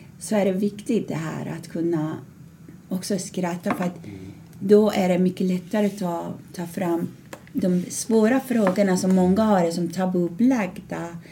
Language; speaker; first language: Swedish; non-native, fluent; Persian